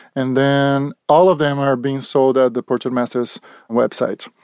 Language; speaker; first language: English; non-native, fluent; Portuguese